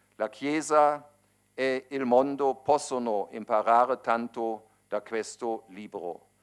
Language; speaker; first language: Italian; non-native, fluent; German